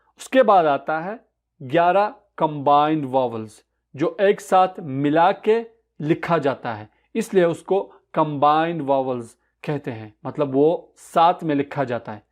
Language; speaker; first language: Urdu; non-native, local second language; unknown